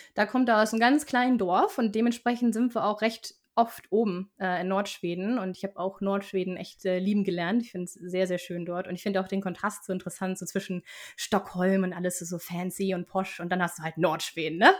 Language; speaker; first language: German; native; German